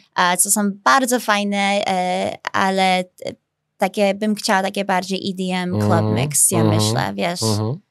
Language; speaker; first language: Polish; early bilingual, heritage; Polish